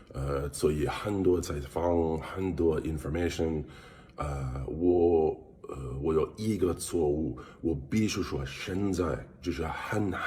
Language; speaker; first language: Chinese; non-native, learner; English